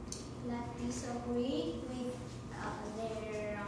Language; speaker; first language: English; non-native, learner; Vietnamese